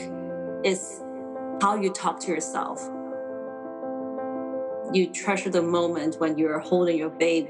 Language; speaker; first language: English; non-native, local second language; Cantonese